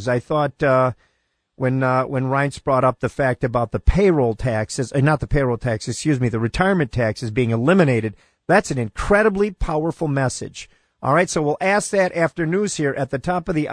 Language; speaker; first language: English; native; English